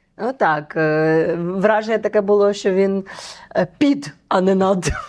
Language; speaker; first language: Ukrainian; native; Ukrainian